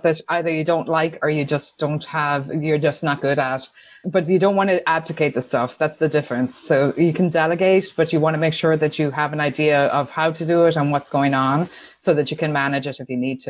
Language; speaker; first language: English; native; English